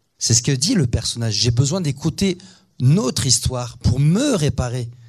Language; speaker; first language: French; native; French